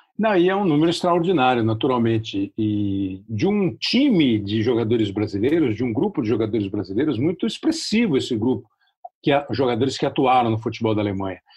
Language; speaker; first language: Portuguese; native; Portuguese